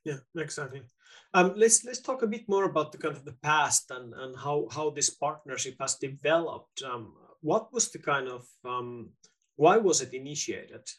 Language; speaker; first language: English; non-native, fluent; Finnish